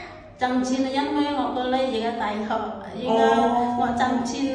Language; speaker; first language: Cantonese; non-native, fluent; Indonesian